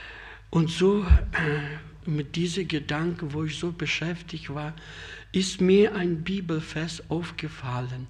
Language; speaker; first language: German; non-native, fluent; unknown